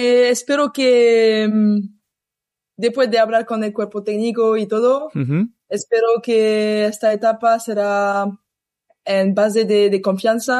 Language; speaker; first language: Spanish; non-native, learner; French